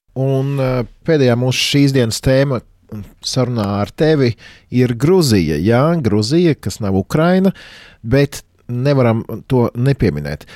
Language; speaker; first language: Latvian; native; Latvian